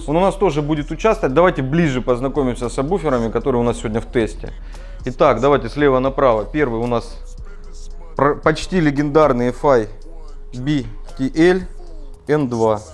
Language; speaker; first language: Russian; native; Russian